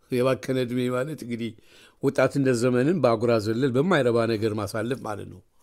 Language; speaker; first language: Amharic; native; Amharic